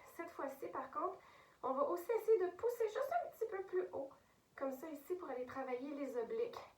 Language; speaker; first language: French; native; French